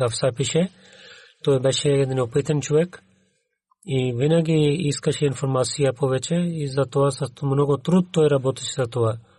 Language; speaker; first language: Bulgarian; non-native, learner; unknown